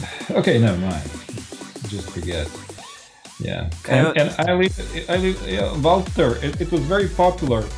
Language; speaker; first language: English; non-native, fluent; Croatian